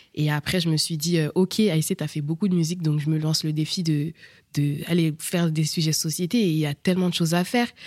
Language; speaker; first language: French; early bilingual, other home language; Bambara